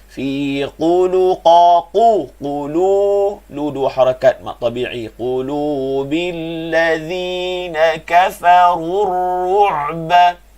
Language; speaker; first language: Malay; native; Malay